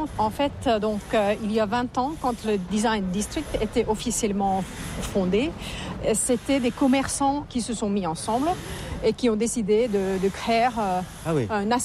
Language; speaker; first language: French; non-native, fluent; Finnish